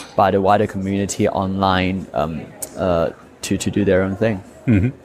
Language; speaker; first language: English; non-native, local second language; Cantonese